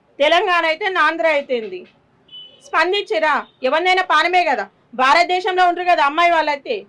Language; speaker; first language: Telugu; native; Telugu